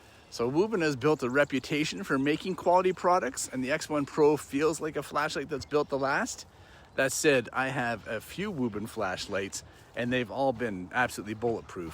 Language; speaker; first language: English; native; English